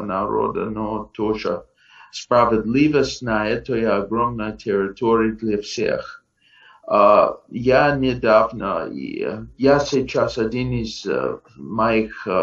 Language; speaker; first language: Russian; non-native, fluent; English